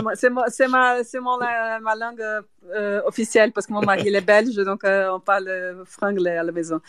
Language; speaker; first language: French; non-native, fluent; Portuguese